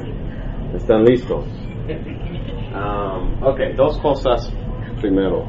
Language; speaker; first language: Spanish; non-native, learner; English